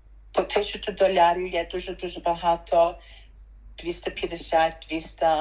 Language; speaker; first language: Ukrainian; early bilingual, heritage; Ukrainian